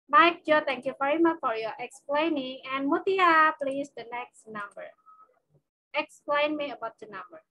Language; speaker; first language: English; non-native, fluent; Indonesian